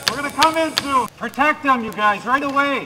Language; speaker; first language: English; native; English